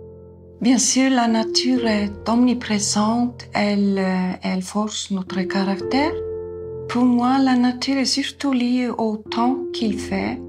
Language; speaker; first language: French; non-native, fluent; Icelandic